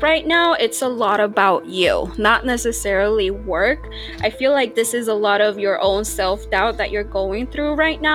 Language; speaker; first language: English; non-native, fluent; Spanish